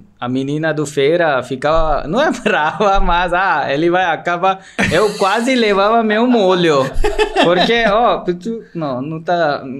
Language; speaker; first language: Portuguese; non-native, learner; Marathi